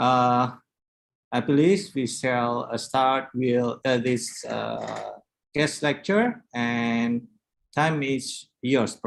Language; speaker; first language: English; non-native, learner; Indonesian